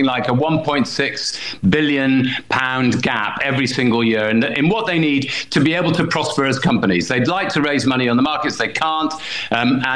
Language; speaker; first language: English; native; English